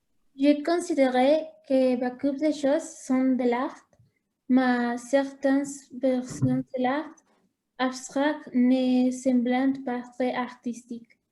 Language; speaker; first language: French; non-native, learner; Spanish